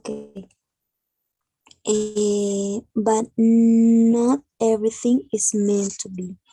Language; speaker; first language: English; non-native, learner; Spanish